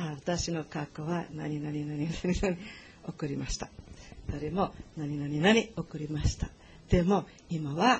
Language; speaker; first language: Japanese; non-native, learner; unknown